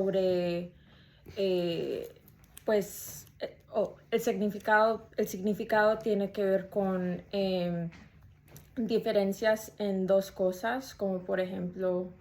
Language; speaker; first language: Spanish; early bilingual, heritage; Spanish